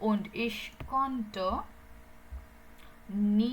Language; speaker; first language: German; non-native, fluent; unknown